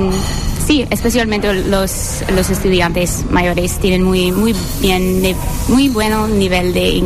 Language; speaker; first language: Spanish; non-native, fluent; English